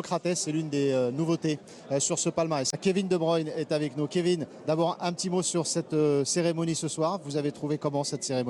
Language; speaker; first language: French; native; French